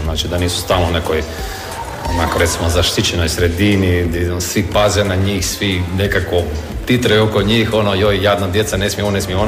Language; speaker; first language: Serbian; native; Serbian